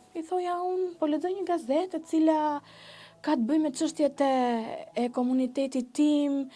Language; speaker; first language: Albanian; native; Albanian